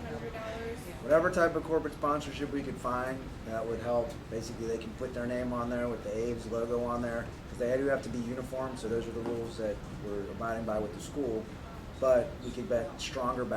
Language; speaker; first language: English; native; English